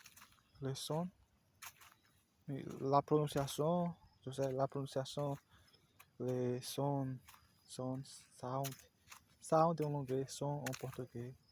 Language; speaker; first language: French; non-native, learner; Portuguese